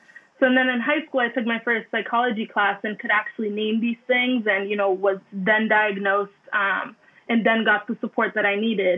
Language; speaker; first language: English; native; English